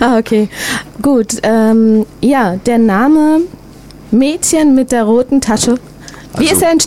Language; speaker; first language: German; native; German